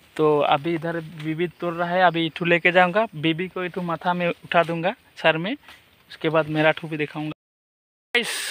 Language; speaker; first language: Hindi; non-native, local second language; Assamese